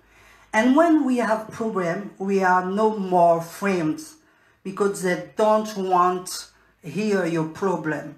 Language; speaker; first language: English; non-native, learner; French